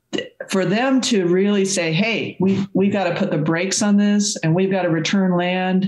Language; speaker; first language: English; native; English